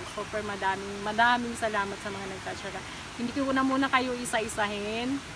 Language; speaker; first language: Filipino; non-native, local second language; Waray